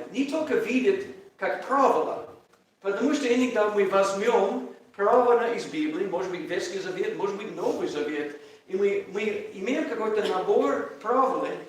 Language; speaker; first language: Russian; non-native, learner; English